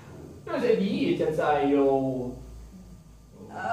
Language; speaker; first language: Chinese; non-native, learner; Portuguese